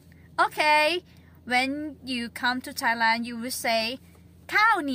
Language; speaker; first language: English; non-native, learner; Thai